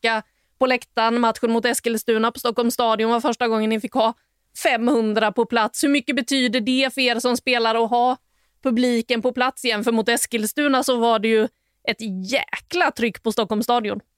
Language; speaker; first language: Swedish; native; Swedish